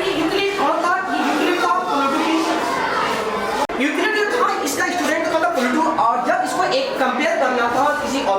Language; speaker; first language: Hindi; native; Hindi